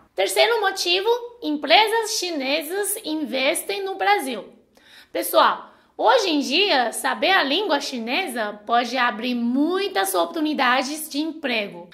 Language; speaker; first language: Portuguese; non-native, fluent; Chinese